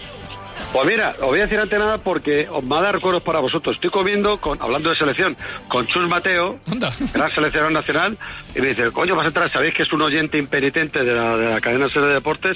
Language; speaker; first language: Spanish; native; Spanish